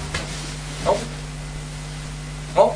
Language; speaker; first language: Japanese; native; Japanese